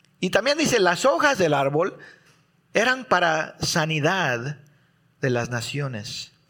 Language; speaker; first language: Spanish; early bilingual, heritage; Spanish